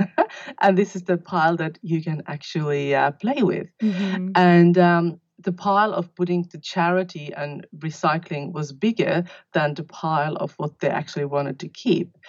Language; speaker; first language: English; non-native, fluent; Finnish